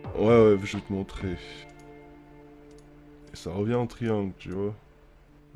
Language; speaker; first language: French; native; French